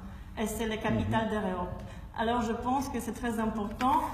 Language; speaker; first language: French; non-native, fluent; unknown